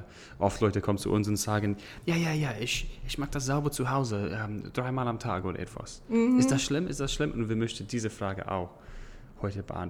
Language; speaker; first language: German; non-native, learner; English